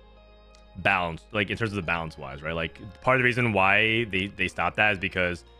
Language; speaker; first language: English; native; English